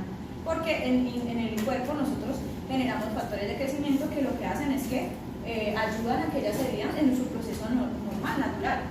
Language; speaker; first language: Spanish; native; Spanish